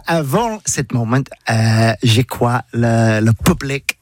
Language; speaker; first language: French; non-native, learner; English